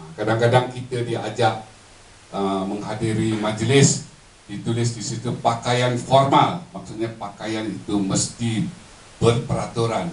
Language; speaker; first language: Malay; native; Malay